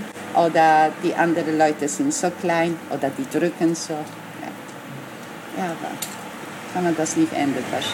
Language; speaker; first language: German; non-native, learner; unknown